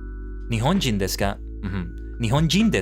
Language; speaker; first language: Japanese; non-native, learner; English